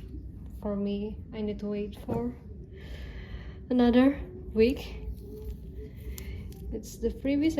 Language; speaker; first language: English; non-native, learner; Indonesian